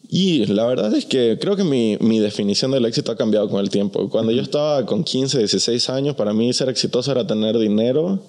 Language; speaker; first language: Spanish; native; Spanish